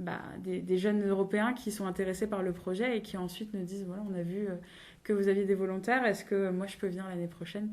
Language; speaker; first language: French; native; French